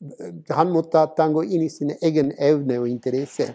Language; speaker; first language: Norwegian; non-native, fluent; Spanish